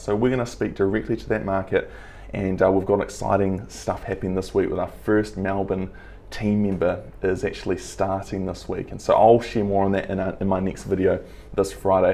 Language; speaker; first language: English; native; English